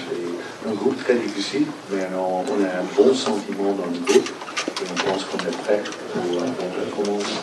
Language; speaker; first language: French; non-native, fluent; Dutch